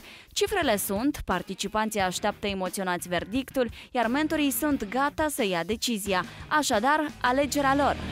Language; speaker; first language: Romanian; native; Romanian